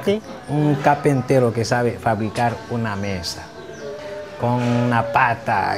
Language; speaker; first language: Spanish; non-native, fluent; Haitian Creole